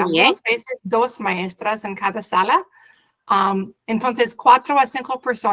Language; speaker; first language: Spanish; non-native, learner; English